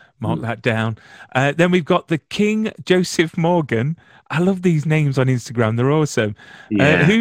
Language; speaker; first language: English; native; English